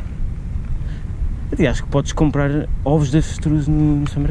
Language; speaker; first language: Portuguese; native; Portuguese